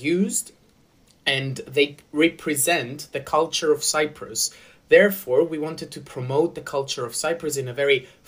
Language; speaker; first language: English; non-native, fluent; Greek